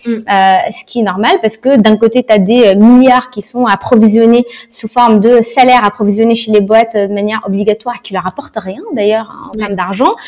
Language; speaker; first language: French; non-native, local second language; Arabic